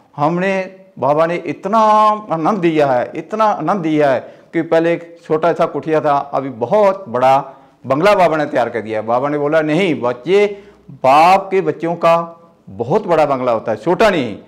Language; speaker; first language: Hindi; native; Hindi